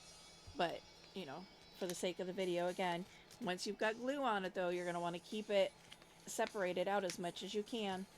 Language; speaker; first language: English; native; English